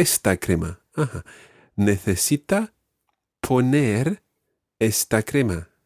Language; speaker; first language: Spanish; non-native, fluent; English